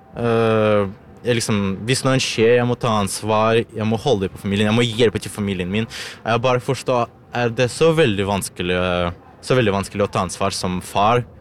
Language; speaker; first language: Norwegian; non-native, learner; Russian